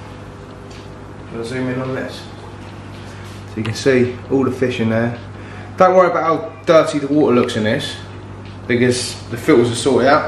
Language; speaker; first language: English; native; English